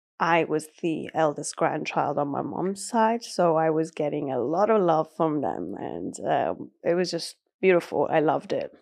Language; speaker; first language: English; early bilingual, other home language; Persian